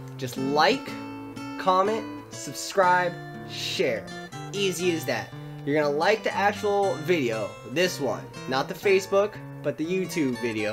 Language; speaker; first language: English; native; English